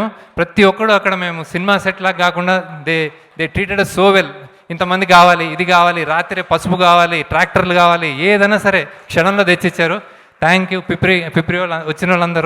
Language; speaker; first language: Telugu; native; Telugu